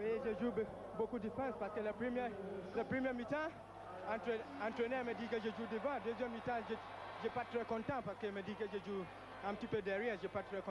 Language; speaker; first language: French; non-native, learner; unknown